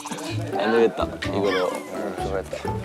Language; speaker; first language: Korean; non-native, fluent; Japanese